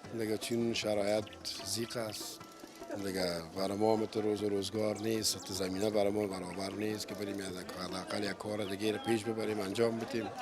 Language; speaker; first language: Persian; native; Persian